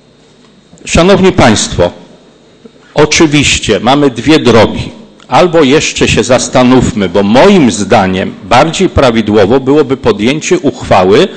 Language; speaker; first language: Polish; native; Polish